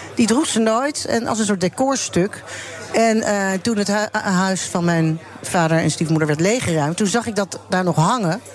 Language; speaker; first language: Dutch; native; Dutch